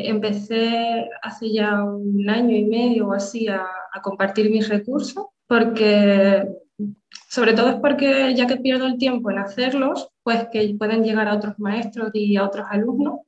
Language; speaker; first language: Spanish; native; Spanish